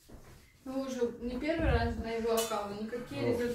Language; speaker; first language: Russian; native; Russian